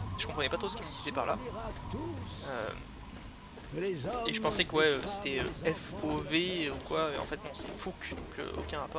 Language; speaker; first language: French; native; French